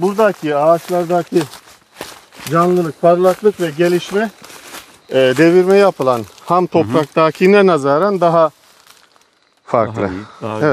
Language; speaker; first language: Turkish; native; Turkish